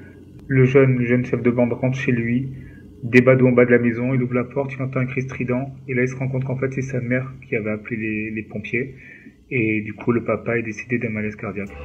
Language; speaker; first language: French; native; French